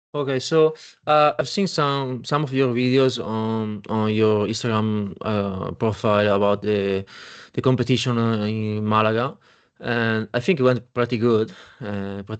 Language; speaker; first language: English; non-native, fluent; Italian